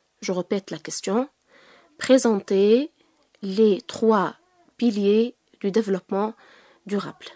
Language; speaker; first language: French; non-native, local second language; Arabic